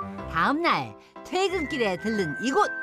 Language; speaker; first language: Korean; native; Korean